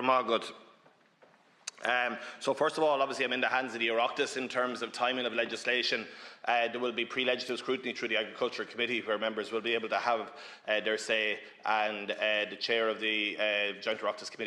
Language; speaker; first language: English; native; English